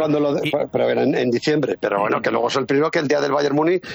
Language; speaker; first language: Spanish; native; Spanish